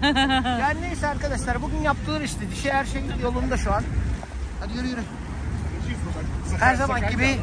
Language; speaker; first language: Turkish; native; Turkish